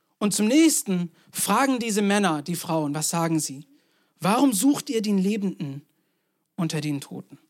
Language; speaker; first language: German; non-native, fluent; English